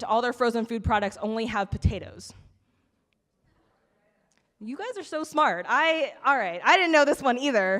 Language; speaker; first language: English; native; English